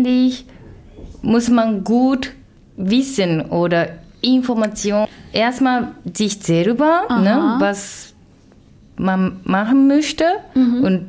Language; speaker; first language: German; non-native, learner; Japanese